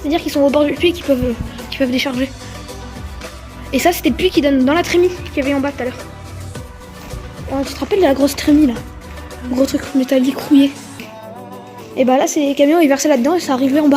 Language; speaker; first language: French; native; French